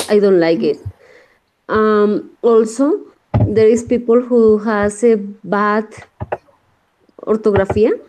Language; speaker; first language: English; non-native, learner; Spanish